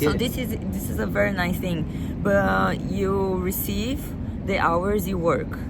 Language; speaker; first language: English; non-native, fluent; Portuguese